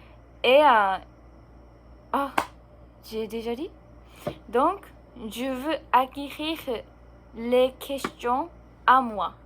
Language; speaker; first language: French; non-native, learner; Japanese